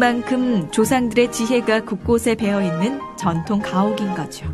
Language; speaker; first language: Korean; native; Korean